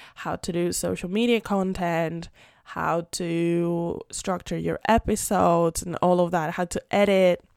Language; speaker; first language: English; non-native, fluent; Spanish